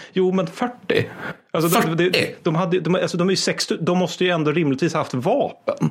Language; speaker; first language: Swedish; native; Swedish